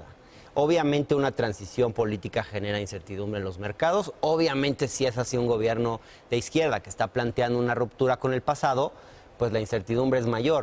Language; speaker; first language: Spanish; native; Spanish